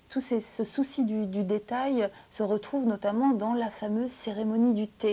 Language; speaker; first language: French; native; French